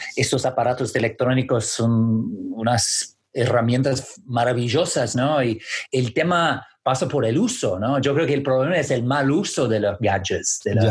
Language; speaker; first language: Spanish; non-native, fluent; English